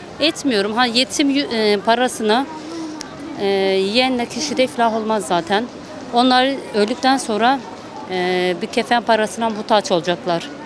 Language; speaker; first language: Turkish; native; Turkish